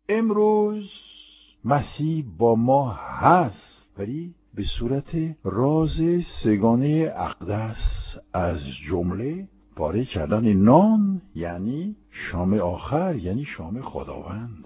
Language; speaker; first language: Persian; non-native, fluent; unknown